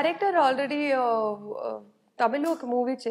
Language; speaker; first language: Telugu; non-native, learner; Kannada